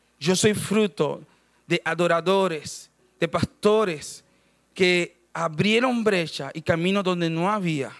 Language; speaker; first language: Spanish; native; Spanish